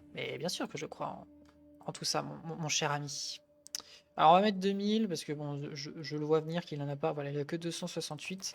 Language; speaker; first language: French; native; French